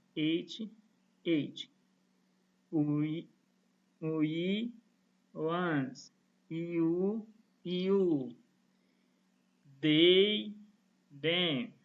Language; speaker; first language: English; non-native, fluent; Portuguese